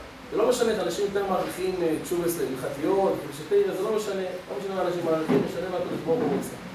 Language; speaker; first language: Hebrew; native; Hebrew